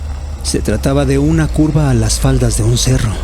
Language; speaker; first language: Spanish; native; Spanish